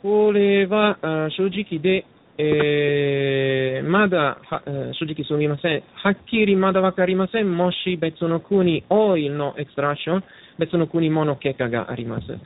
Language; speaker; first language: Japanese; non-native, learner; Italian